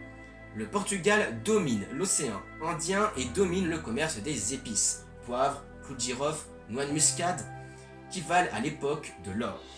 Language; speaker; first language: French; native; French